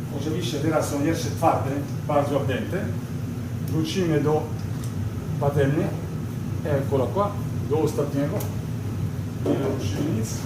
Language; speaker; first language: Polish; non-native, learner; Italian